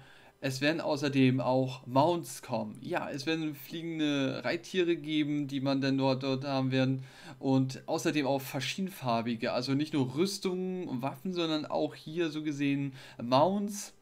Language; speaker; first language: German; native; German